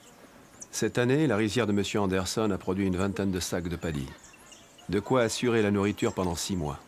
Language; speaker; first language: French; native; French